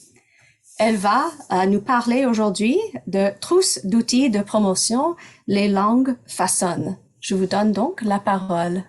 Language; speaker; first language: French; non-native, local second language; English